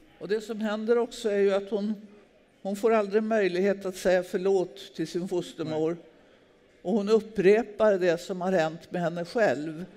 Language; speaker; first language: Swedish; native; Swedish